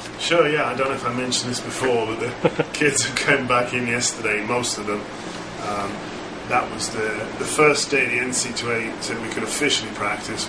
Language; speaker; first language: English; native; English